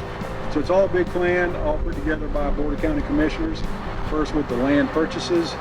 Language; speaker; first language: English; native; English